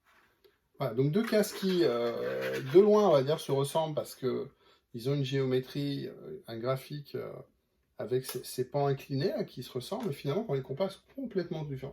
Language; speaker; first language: French; native; French